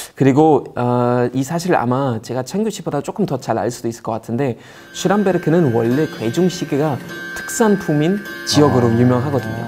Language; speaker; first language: Korean; non-native, fluent; German